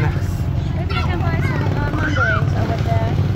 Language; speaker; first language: English; non-native, learner; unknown